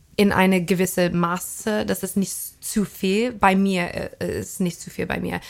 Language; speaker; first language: German; non-native, fluent; English